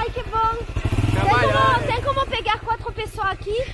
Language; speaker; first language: Portuguese; non-native, learner; French